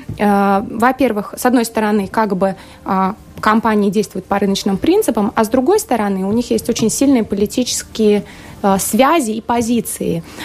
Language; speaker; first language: Russian; native; Russian